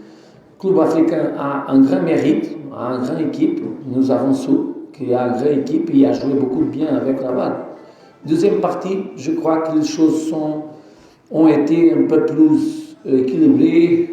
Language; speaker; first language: French; non-native, fluent; Portuguese